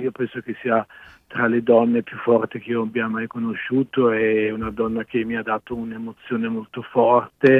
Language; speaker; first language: Italian; native; Italian